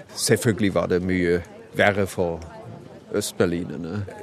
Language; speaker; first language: Norwegian; non-native, fluent; German